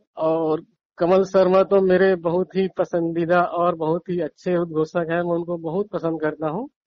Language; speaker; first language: Hindi; non-native, local second language; Marathi